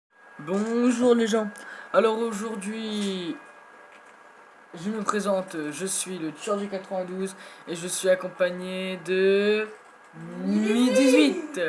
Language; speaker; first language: French; native; French